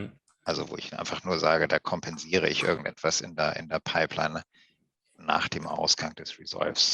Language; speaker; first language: German; native; German